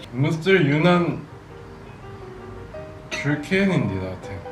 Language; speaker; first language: Turkish; non-native, learner; Korean